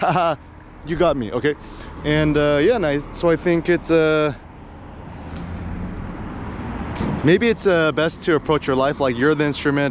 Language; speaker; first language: English; early bilingual, other home language; Korean